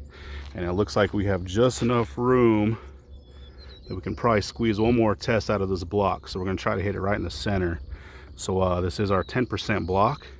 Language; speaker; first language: English; native; English